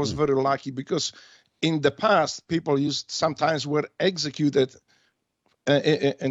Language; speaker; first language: English; non-native, fluent; Polish